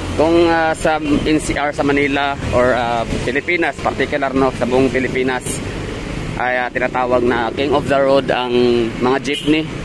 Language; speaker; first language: Filipino; non-native, local second language; Cebuano